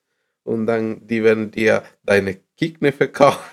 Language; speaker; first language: German; non-native, learner; Spanish